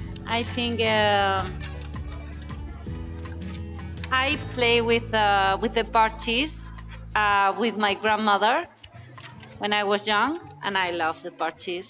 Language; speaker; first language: English; non-native, learner; Spanish